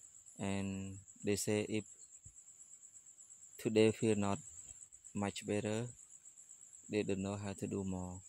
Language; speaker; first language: English; non-native, learner; Khmer